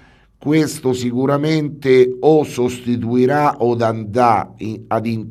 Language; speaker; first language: Italian; native; Italian